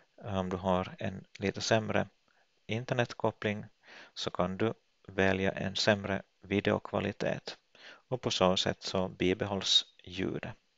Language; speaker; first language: Swedish; native; Swedish